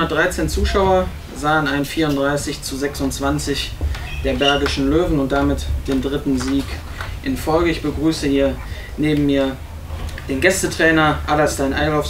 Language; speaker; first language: German; native; German